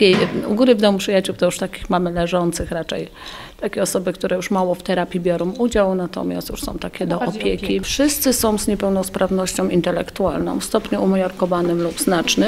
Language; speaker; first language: Polish; native; Polish